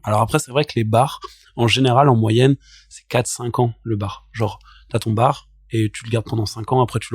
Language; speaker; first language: French; native; French